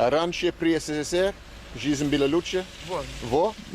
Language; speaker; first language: Russian; non-native, learner; English